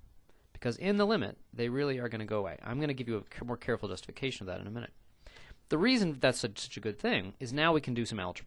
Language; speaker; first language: English; native; English